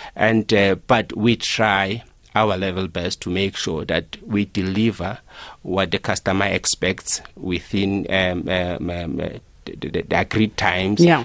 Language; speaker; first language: English; non-native, local second language; Northern Sotho